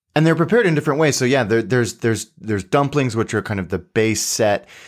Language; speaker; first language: English; native; English